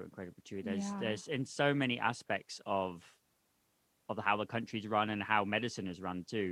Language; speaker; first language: English; native; English